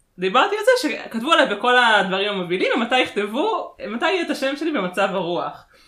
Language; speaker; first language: Hebrew; native; Hebrew